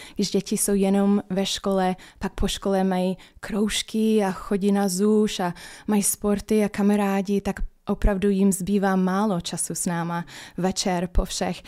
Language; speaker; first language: Czech; non-native, fluent; English